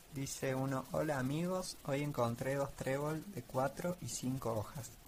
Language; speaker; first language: Spanish; native; Spanish